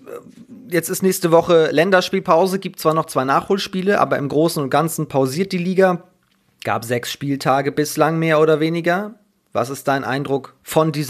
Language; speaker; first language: German; native; German